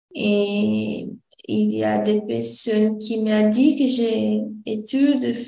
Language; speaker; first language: French; non-native, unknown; Portuguese